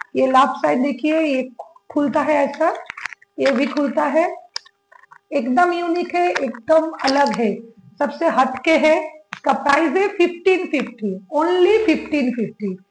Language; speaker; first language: Hindi; non-native, local second language; Bangla